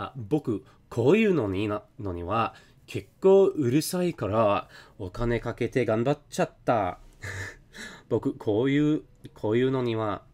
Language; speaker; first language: Japanese; non-native, learner; English